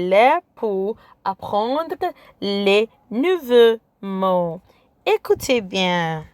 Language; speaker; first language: French; non-native, fluent; English